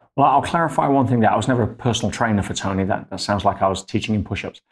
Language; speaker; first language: English; native; English